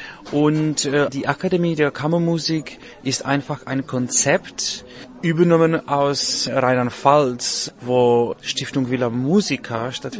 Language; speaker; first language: German; non-native, learner; Czech